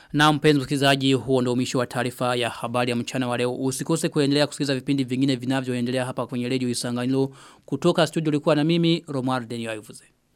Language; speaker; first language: Swahili; non-native, local second language; Rundi